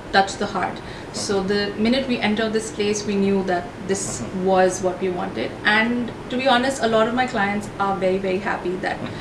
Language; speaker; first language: English; non-native, local second language; Hindi